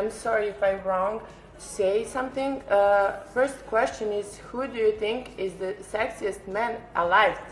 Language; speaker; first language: English; non-native, learner; Serbian